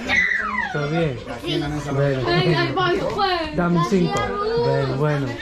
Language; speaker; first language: Spanish; non-native, learner; English